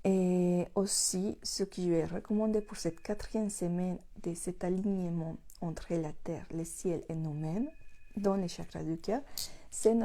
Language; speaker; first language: French; non-native, fluent; Spanish